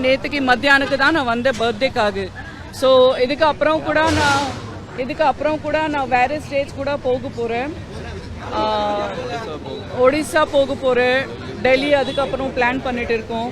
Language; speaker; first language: Tamil; non-native, fluent; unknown